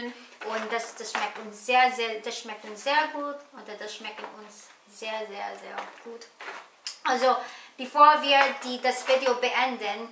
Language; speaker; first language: German; non-native, learner; Filipino